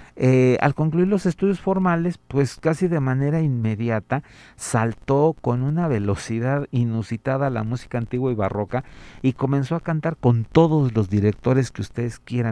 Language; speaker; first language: Spanish; native; Spanish